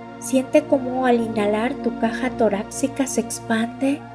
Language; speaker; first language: Spanish; native; Spanish